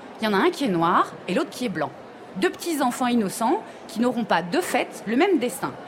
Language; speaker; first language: French; native; French